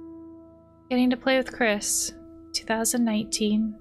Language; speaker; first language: English; native; English